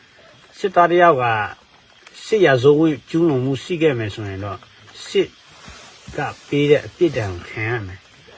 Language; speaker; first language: Burmese; non-native, local second language; S'gaw Karen